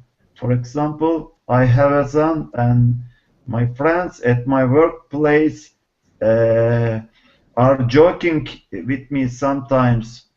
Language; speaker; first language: English; non-native, learner; Turkish